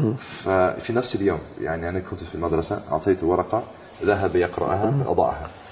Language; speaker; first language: Arabic; non-native, fluent; English